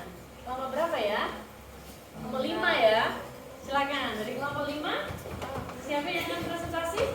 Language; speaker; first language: Indonesian; native; Indonesian